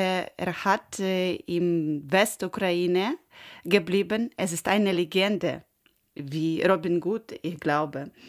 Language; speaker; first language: German; non-native, learner; Ukrainian